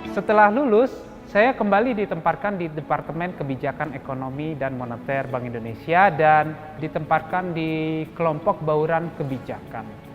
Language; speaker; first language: Indonesian; native; Indonesian